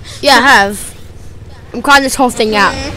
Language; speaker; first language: English; native; English